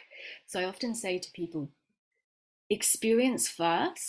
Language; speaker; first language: English; native; English